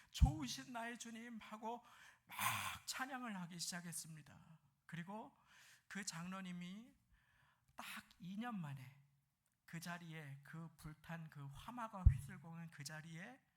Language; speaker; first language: Korean; native; Korean